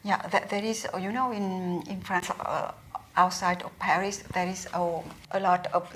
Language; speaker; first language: English; non-native, learner; Vietnamese